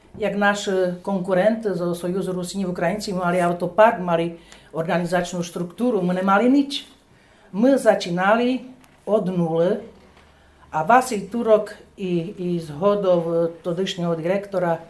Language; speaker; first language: Slovak; non-native, local second language; Rusyn